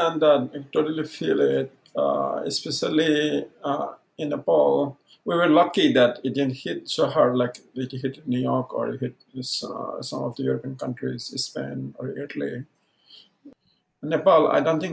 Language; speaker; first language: English; non-native, local second language; Maithili